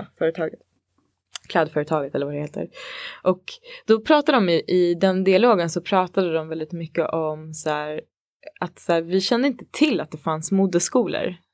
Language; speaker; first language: Swedish; early bilingual, other home language; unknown